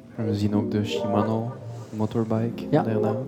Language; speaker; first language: Dutch; non-native, fluent; French